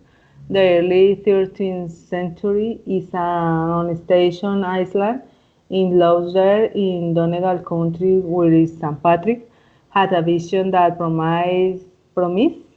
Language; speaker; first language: English; non-native, learner; Spanish